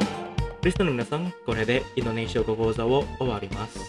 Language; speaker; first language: Japanese; non-native, fluent; Indonesian